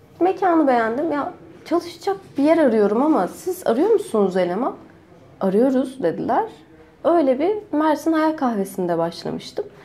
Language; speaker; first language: Turkish; native; Turkish